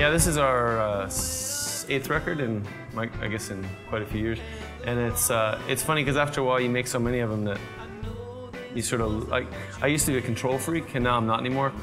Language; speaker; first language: English; native; English